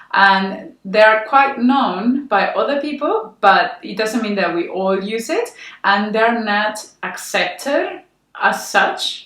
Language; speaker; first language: English; non-native, fluent; Spanish